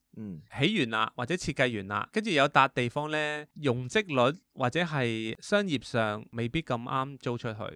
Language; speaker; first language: Cantonese; early bilingual, heritage; Cantonese